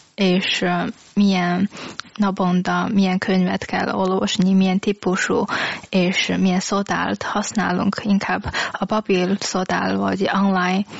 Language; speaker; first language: Hungarian; non-native, learner; Chinese